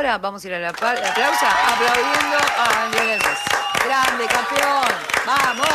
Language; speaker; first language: Spanish; native; Spanish